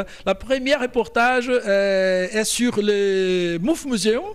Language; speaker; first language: French; non-native, fluent; Portuguese